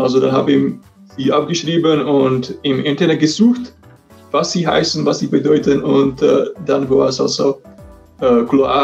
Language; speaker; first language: German; non-native, fluent; Czech